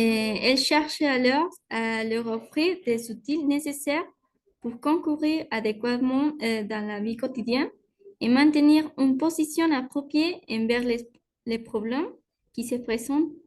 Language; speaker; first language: French; non-native, learner; Spanish